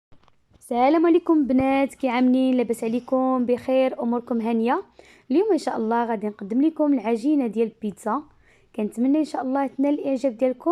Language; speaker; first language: Arabic; native; Arabic